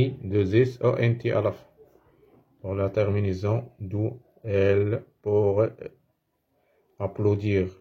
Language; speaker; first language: French; non-native, fluent; Arabic